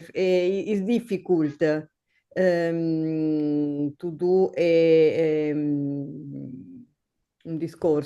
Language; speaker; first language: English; non-native, learner; Italian